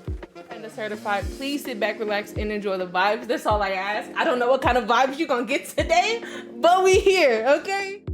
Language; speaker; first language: English; native; English